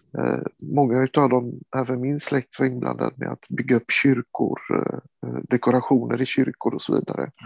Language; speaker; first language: Swedish; early bilingual, other home language; Romany